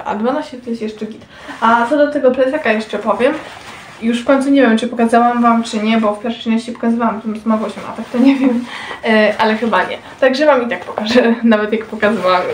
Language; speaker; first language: Polish; native; Polish